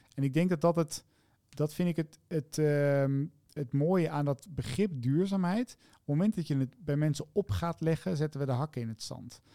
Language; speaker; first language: Dutch; native; Dutch